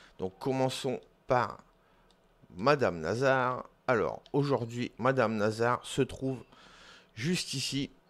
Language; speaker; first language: French; native; French